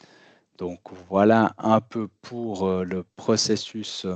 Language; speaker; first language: French; native; French